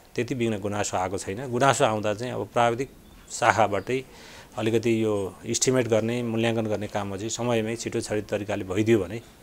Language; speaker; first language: Nepali; native; Nepali